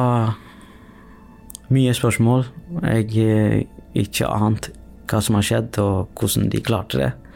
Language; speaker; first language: Norwegian; non-native, fluent; Tamil